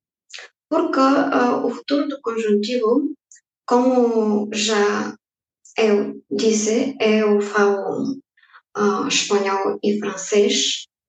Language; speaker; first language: Portuguese; non-native, fluent; Bulgarian